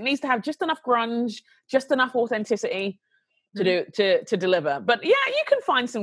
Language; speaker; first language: English; native; English